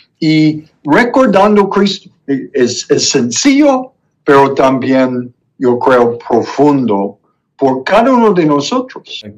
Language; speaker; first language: Spanish; non-native, fluent; English